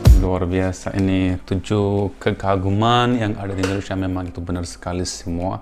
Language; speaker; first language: Indonesian; non-native, fluent; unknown